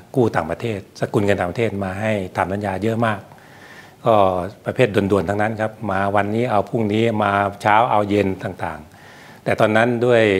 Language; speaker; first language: Thai; native; Thai